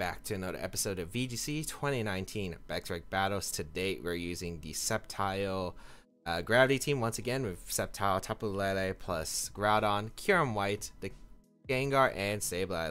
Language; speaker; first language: English; native; English